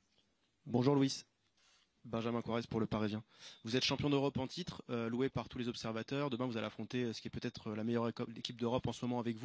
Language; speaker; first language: French; native; French